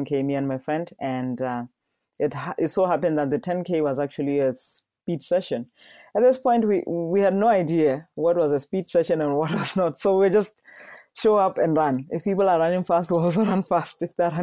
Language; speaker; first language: English; non-native, local second language; Tswana